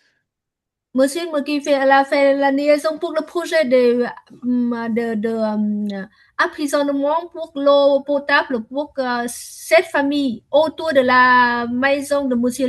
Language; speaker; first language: French; non-native, learner; Vietnamese